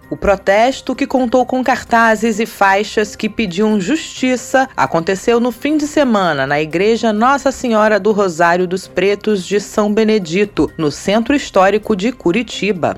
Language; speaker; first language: Portuguese; native; Portuguese